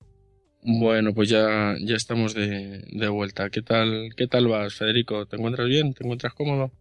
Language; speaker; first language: Spanish; native; Spanish